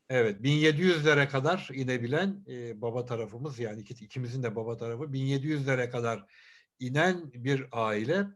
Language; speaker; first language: Turkish; native; Turkish